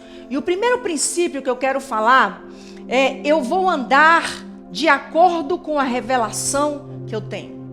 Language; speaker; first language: Portuguese; native; Portuguese